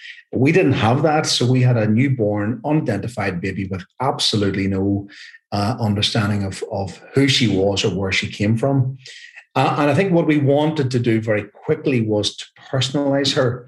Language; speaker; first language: English; native; English